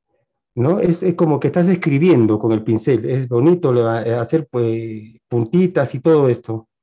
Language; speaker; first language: Spanish; native; Spanish